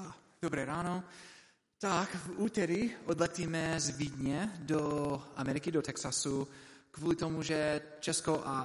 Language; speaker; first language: Czech; non-native, learner; English